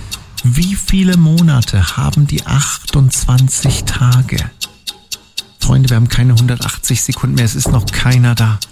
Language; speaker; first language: German; native; German